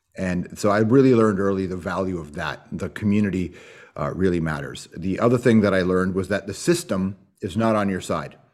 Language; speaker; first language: English; native; English